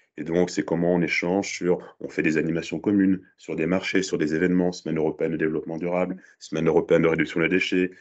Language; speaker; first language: French; native; French